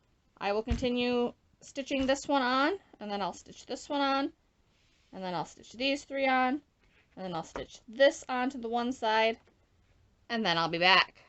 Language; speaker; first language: English; native; English